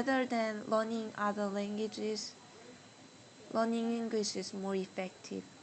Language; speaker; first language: English; non-native, learner; Korean